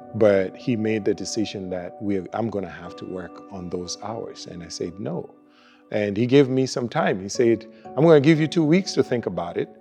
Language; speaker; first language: English; non-native, local second language; Luo (Kenya and Tanzania)